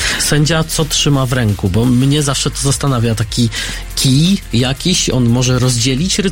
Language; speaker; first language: Polish; native; Polish